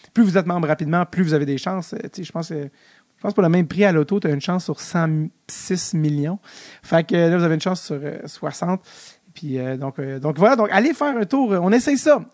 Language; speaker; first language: French; native; French